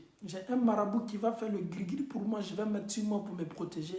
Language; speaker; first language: French; non-native, local second language; Bambara